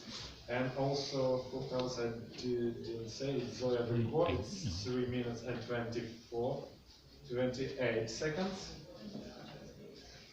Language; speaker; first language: English; non-native, learner; Russian